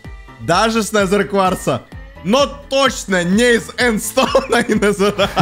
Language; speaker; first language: Russian; native; Russian